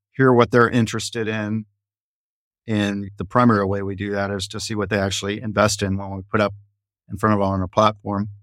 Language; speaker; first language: English; native; English